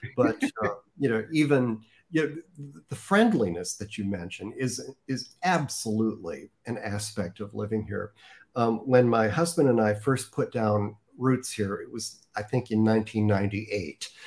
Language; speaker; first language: English; native; English